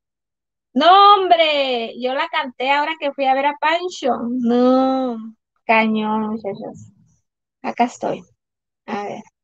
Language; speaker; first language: Spanish; native; Spanish